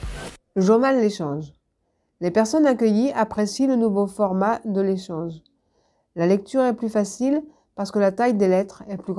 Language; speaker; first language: French; native; French